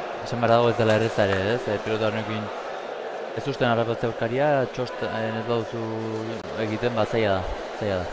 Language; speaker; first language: Basque; native; Basque